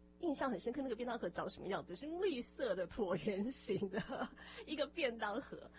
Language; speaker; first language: Chinese; native; Chinese